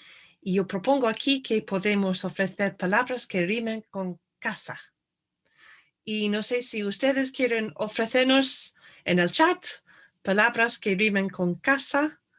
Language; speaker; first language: Spanish; non-native, fluent; English